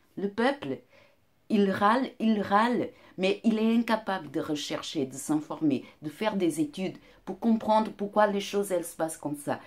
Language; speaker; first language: French; non-native, fluent; Portuguese